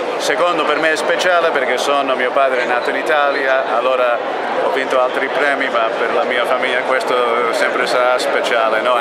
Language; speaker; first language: Italian; early bilingual, heritage; Italian